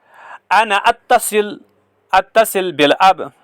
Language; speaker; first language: Arabic; non-native, fluent; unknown